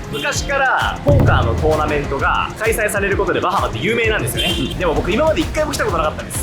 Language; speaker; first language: Japanese; native; Japanese